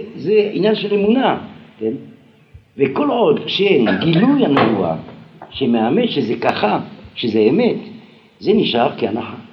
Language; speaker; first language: Hebrew; non-native, fluent; French